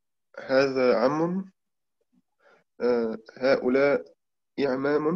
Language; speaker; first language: Arabic; non-native, learner; German